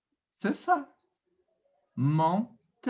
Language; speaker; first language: French; non-native, fluent; Portuguese